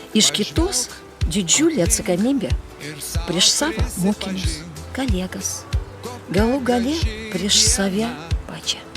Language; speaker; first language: Lithuanian; non-native, fluent; Russian